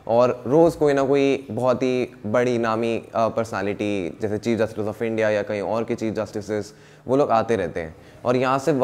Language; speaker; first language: Hindi; native; Hindi